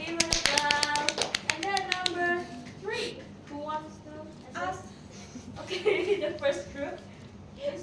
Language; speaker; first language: English; non-native, fluent; Indonesian